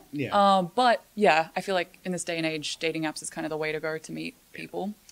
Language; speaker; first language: English; native; English